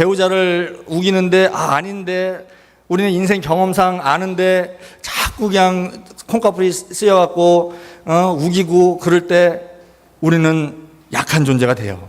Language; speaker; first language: Korean; native; Korean